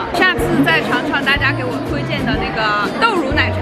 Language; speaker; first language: Chinese; native; Chinese